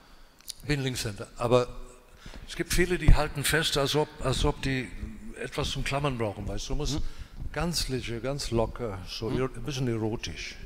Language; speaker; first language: German; non-native, fluent; English